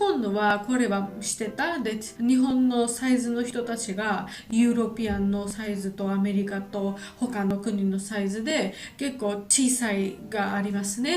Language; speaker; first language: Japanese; non-native, learner; Georgian